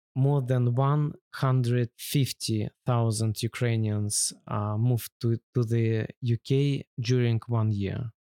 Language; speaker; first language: English; non-native, learner; Ukrainian